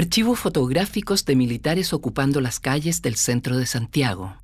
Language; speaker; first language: Spanish; native; Spanish